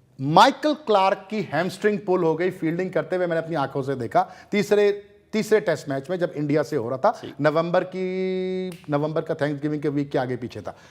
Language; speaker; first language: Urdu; native; Urdu